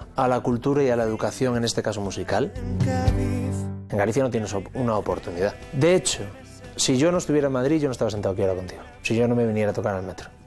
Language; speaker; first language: Spanish; native; Spanish